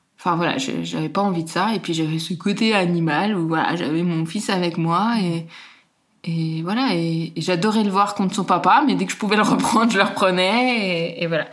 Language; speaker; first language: French; native; French